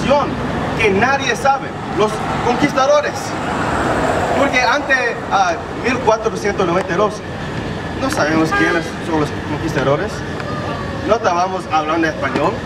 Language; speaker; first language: Spanish; non-native, fluent; English